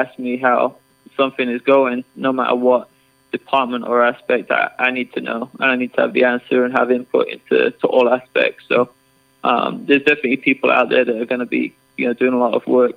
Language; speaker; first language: English; native; English